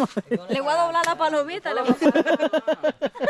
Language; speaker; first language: Spanish; native; Spanish